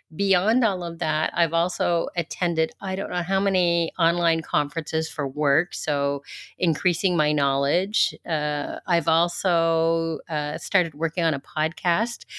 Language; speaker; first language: English; native; English